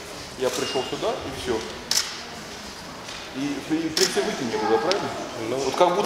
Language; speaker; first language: Russian; native; Russian